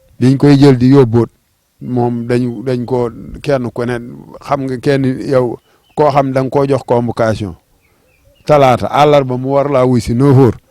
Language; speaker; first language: Wolof; native; Wolof